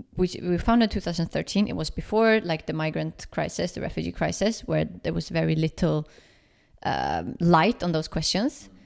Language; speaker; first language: English; non-native, fluent; Swedish